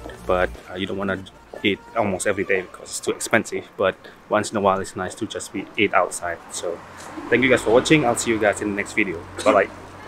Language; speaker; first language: English; non-native, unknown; Indonesian